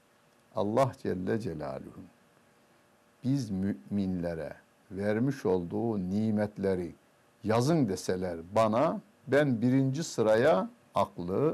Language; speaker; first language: Turkish; native; Turkish